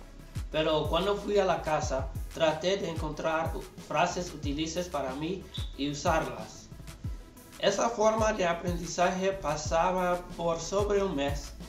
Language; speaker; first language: Spanish; non-native, learner; English